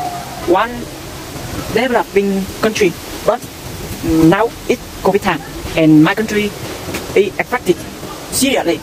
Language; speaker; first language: English; non-native, learner; Vietnamese